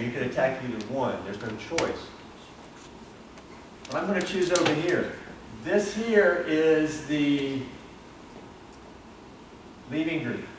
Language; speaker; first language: English; native; English